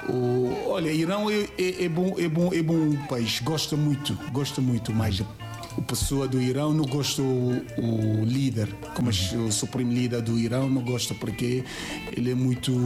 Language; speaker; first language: Portuguese; non-native, learner; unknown